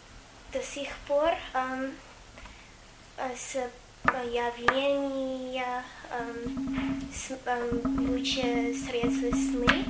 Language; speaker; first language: Russian; non-native, learner; English